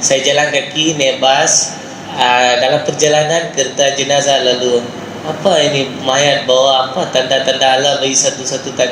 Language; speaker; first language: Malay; non-native, local second language; Tamil